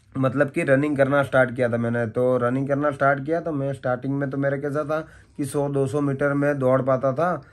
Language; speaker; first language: Hindi; non-native, local second language; Gujarati